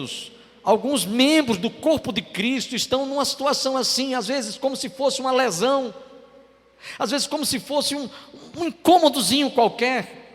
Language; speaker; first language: Portuguese; native; Portuguese